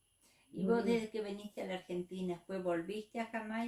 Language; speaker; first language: Spanish; native; Spanish